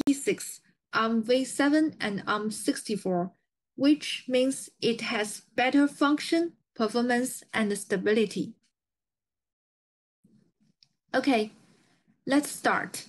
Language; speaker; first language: English; non-native, fluent; Chinese